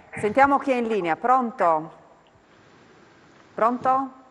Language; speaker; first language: Italian; native; Italian